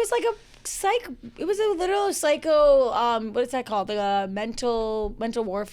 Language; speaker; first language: English; native; English